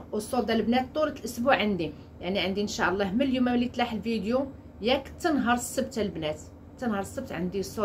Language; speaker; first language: Arabic; native; Arabic